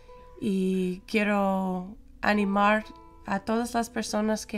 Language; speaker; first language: Spanish; non-native, fluent; English